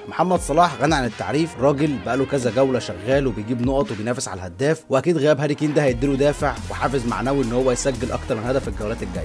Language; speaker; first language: Arabic; native; Arabic